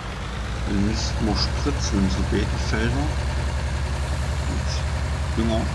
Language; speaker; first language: German; native; German